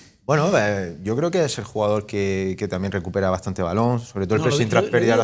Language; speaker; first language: Spanish; native; Spanish